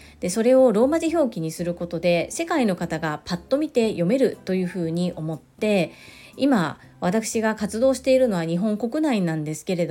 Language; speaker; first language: Japanese; native; Japanese